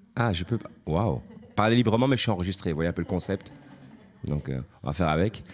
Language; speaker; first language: French; native; French